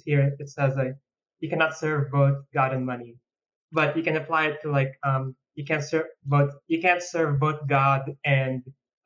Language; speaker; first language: English; non-native, local second language; Filipino